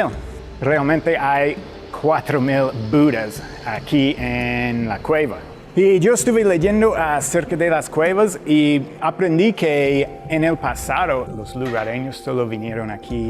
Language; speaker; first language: Spanish; non-native, fluent; English